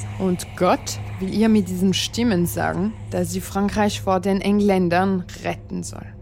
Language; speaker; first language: German; non-native, fluent; French